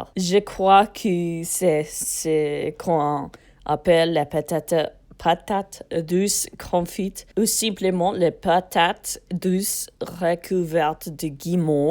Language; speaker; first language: French; non-native, learner; English